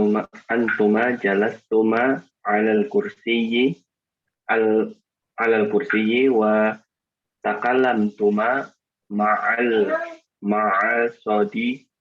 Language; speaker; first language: Arabic; non-native, learner; Indonesian